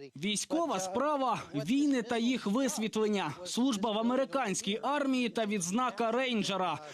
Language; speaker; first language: Ukrainian; native; Ukrainian